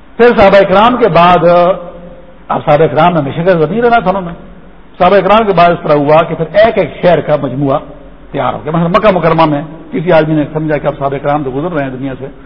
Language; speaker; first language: Urdu; non-native, local second language; Pashto